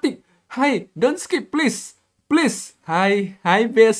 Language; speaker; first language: English; non-native, learner; Indonesian